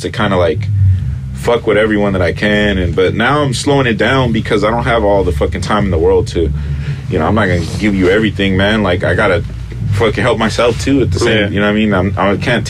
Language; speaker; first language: English; early bilingual, other home language; Spanish